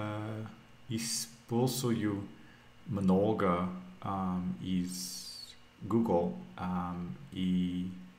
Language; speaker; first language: Russian; non-native, learner; English